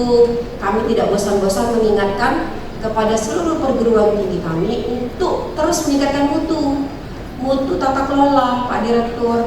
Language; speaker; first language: Indonesian; native; Indonesian